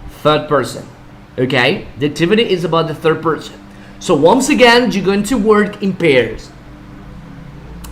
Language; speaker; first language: English; non-native, fluent; Spanish